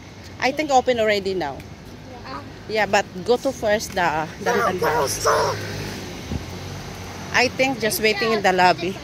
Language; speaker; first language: English; non-native, local second language; Cebuano